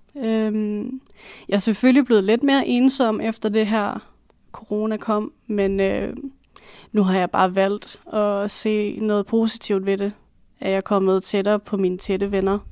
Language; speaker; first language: Danish; native; Danish